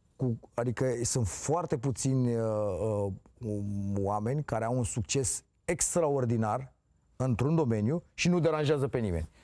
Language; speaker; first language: Romanian; native; Romanian